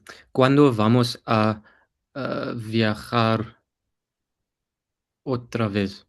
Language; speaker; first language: Spanish; non-native, learner; English